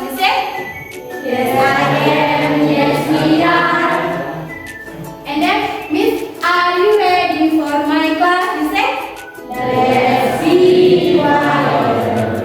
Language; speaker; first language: English; non-native, local second language; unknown